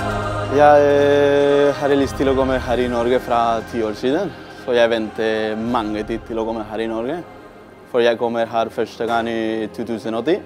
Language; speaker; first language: Norwegian; non-native, learner; Spanish